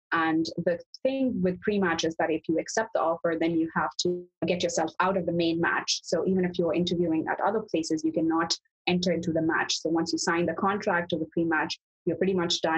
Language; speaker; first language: English; non-native, local second language; Urdu